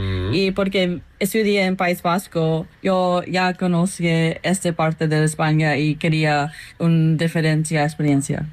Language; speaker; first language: Spanish; non-native, fluent; English